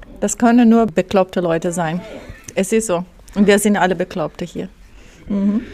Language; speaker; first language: German; non-native, learner; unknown